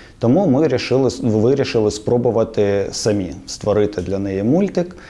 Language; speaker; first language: Ukrainian; non-native, local second language; Russian